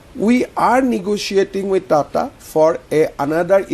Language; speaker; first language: English; non-native, local second language; Assamese